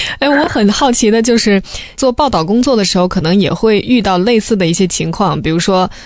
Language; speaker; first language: Chinese; native; Chinese